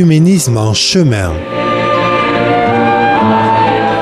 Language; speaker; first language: French; native; French